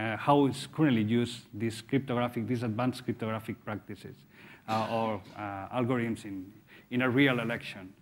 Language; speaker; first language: English; non-native, fluent; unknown